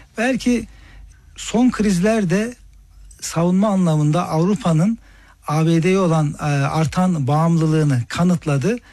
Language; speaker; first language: Turkish; native; Turkish